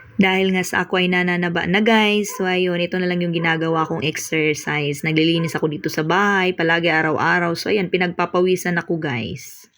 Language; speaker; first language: Filipino; non-native, local second language; Waray